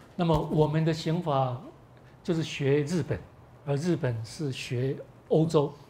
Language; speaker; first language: Chinese; native; Chinese